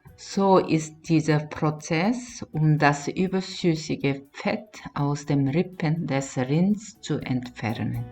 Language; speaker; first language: German; non-native, learner; Korean